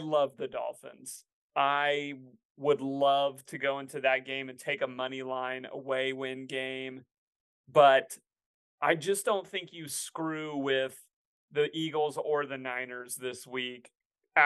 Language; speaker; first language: English; native; English